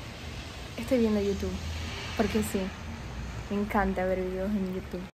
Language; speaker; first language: Spanish; early bilingual, heritage; Portuguese